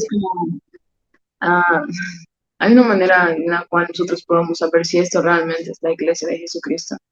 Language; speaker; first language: Spanish; non-native, learner; English